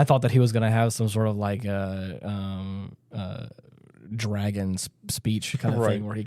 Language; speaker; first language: English; native; English